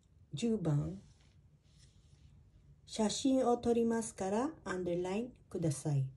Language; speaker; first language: Japanese; non-native, fluent; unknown